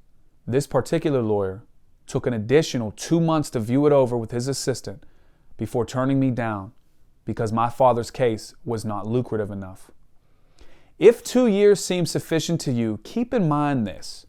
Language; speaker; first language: English; native; English